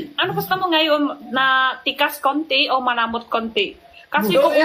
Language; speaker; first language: Filipino; non-native, learner; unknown